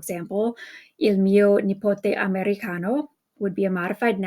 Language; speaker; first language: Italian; non-native, fluent; English